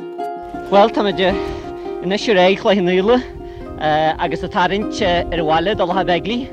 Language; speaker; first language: Irish; native; Irish